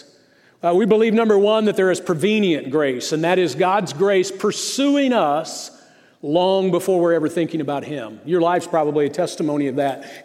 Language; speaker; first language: English; native; English